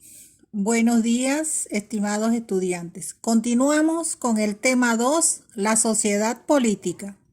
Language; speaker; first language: Spanish; native; Spanish